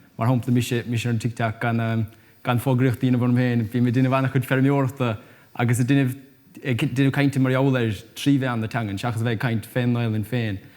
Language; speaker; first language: Irish; native; Irish